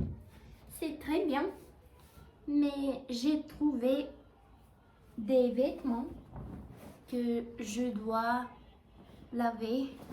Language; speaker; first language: French; non-native, learner; Russian